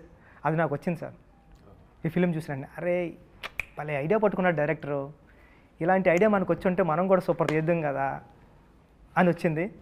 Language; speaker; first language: Telugu; native; Telugu